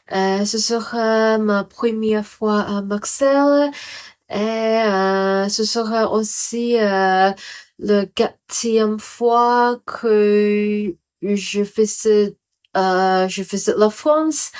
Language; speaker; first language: French; non-native, learner; Cantonese